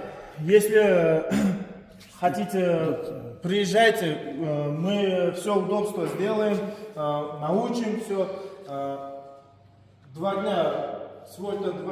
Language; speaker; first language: Russian; non-native, learner; Uzbek